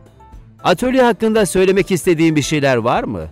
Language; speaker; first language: Turkish; native; Turkish